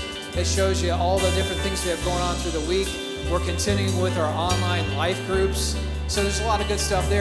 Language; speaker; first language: English; native; English